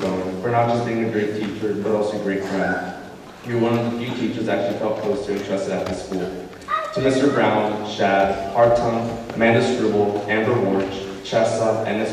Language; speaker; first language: English; early bilingual, other home language; Spanish